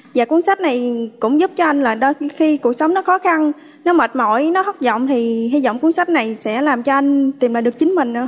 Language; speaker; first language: Vietnamese; native; Vietnamese